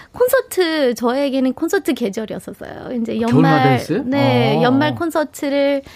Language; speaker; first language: Korean; non-native, fluent; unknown